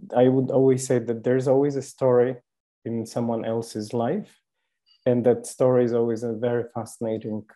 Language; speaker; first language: English; non-native, fluent; Polish